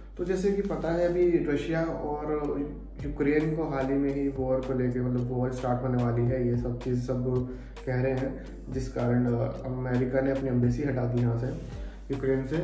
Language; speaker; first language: Hindi; non-native, local second language; Punjabi